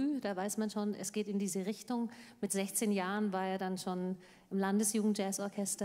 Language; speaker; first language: German; native; German